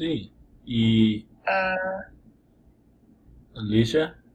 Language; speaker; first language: Spanish; non-native, learner; English